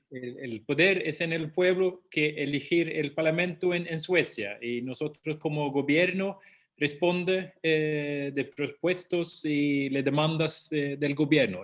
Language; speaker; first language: Spanish; non-native, fluent; Swedish